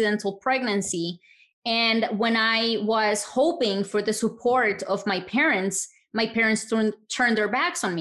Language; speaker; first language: English; non-native, fluent; Spanish